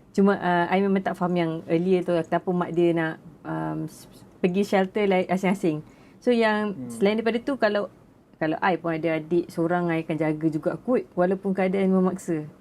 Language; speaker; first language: Malay; native; Malay